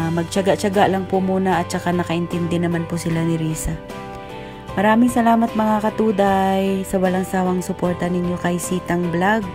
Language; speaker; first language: Filipino; non-native, local second language; Hiligaynon